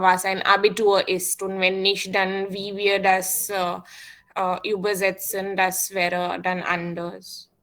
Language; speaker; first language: German; non-native, fluent; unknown